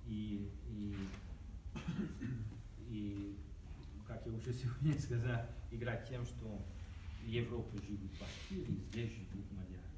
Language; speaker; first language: Russian; non-native, learner; Hungarian